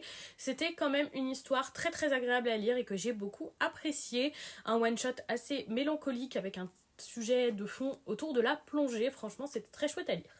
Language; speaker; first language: French; native; French